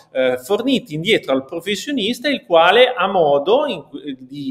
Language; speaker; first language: Italian; native; Italian